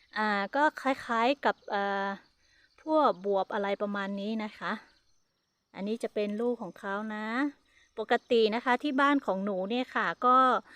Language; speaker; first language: Thai; non-native, local second language; Hmong